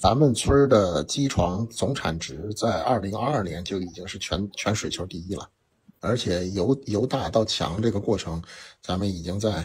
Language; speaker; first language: Chinese; native; Chinese